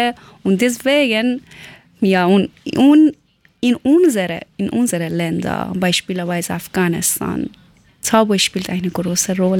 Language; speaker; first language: German; non-native, learner; Persian